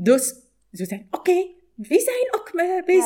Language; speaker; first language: Dutch; non-native, learner; Arabic